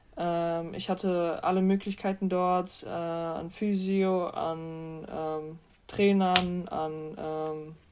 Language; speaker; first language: German; native; German